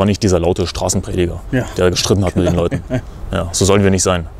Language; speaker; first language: German; native; German